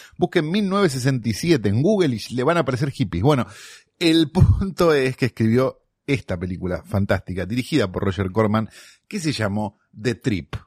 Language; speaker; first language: Spanish; native; Spanish